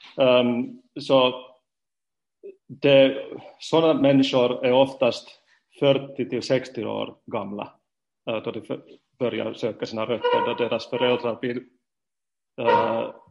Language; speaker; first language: Swedish; non-native, fluent; Finnish